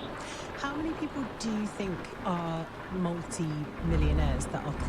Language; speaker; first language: English; native; English